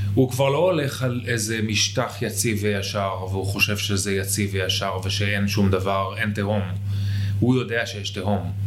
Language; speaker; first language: Hebrew; native; Hebrew